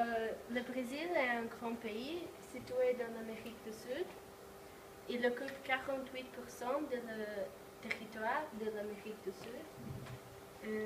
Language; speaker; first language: French; non-native, learner; Portuguese